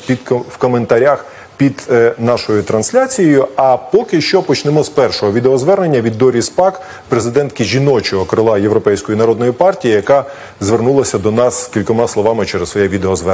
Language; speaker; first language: Ukrainian; native; Ukrainian